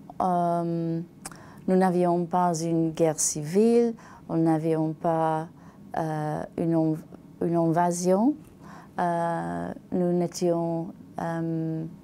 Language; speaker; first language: French; non-native, learner; English